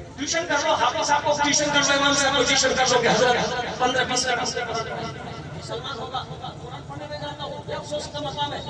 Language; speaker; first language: Urdu; native; Urdu